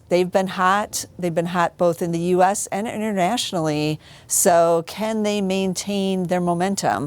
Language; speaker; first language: English; native; English